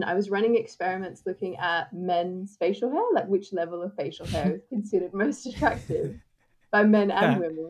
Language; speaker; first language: English; native; English